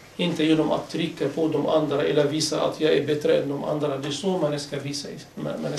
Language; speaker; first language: Swedish; non-native, fluent; Arabic